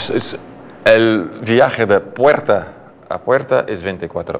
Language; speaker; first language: Spanish; non-native, learner; Dutch